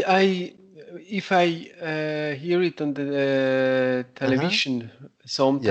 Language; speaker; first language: English; non-native, learner; Italian